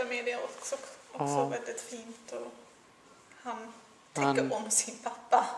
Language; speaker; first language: Swedish; non-native, fluent; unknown